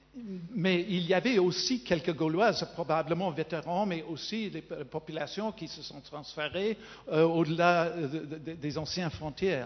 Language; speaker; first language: French; non-native, fluent; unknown